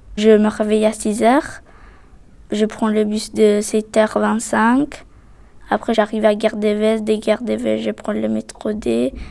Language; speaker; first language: French; non-native, fluent; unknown